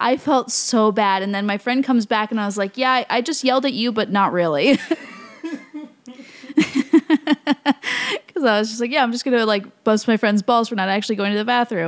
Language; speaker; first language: English; early bilingual, other home language; Spanish